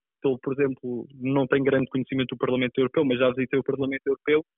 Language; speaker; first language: Portuguese; native; Portuguese